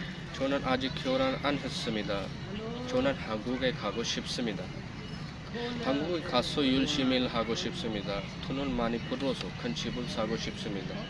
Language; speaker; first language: Korean; non-native, learner; Punjabi